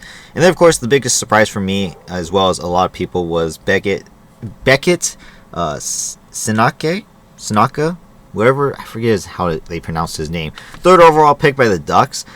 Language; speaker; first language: English; native; English